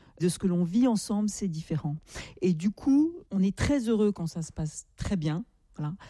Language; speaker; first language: French; native; French